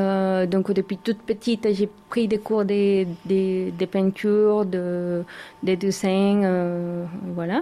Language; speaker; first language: French; non-native, fluent; Spanish